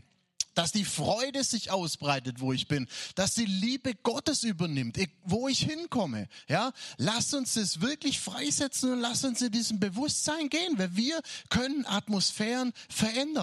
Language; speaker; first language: German; native; German